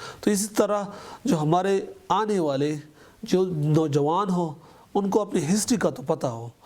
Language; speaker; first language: Urdu; non-native, local second language; Pashto